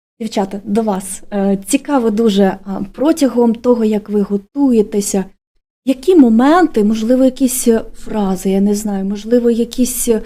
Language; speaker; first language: Ukrainian; native; Ukrainian